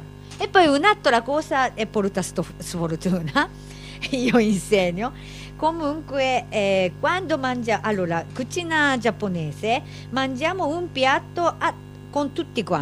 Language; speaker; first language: Italian; non-native, learner; Japanese